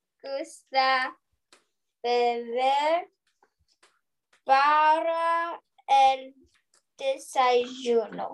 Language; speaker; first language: Spanish; non-native, learner; English